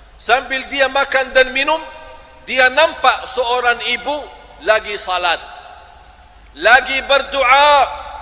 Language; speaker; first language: Malay; non-native, fluent; Arabic